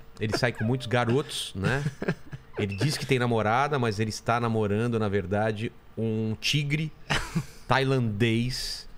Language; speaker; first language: Portuguese; native; Portuguese